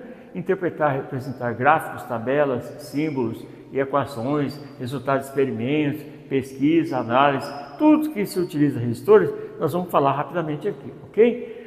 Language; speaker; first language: Portuguese; native; Portuguese